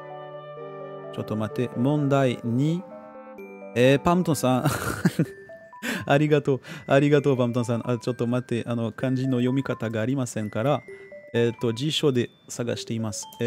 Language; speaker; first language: Japanese; non-native, learner; French